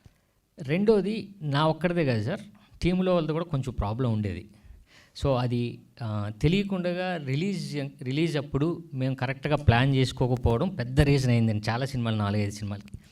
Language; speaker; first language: Telugu; native; Telugu